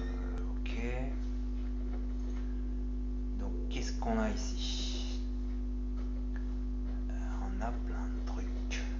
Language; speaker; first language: French; native; French